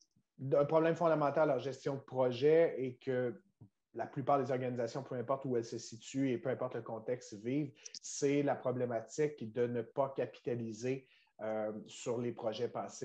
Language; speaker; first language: French; native; French